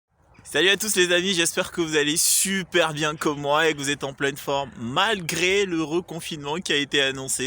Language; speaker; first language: French; native; French